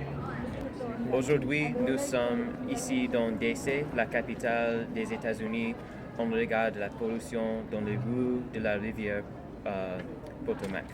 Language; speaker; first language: French; non-native, learner; English